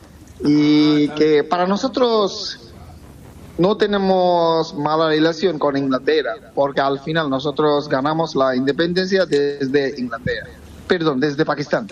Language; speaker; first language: Spanish; non-native, fluent; Bangla